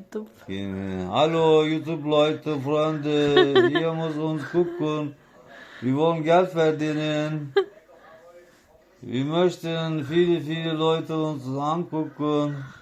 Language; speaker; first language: German; non-native, learner; Ukrainian